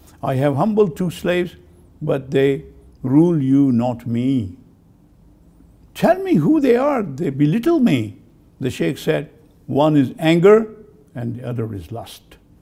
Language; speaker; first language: English; non-native, fluent; Turkish